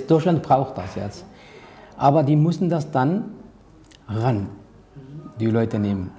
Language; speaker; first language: German; non-native, learner; Arabic